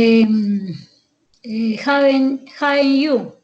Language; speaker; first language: English; non-native, learner; Spanish